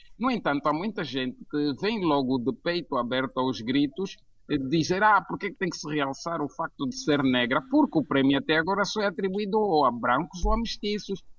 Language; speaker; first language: Portuguese; native; Portuguese